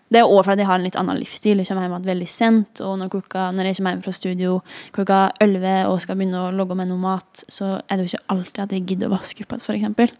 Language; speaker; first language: Norwegian; native; Norwegian